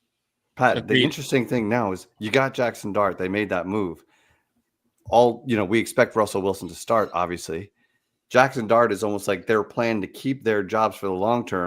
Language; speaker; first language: English; native; English